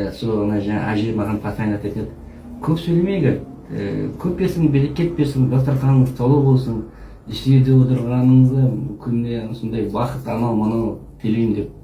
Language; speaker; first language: Kazakh; non-native, local second language; Russian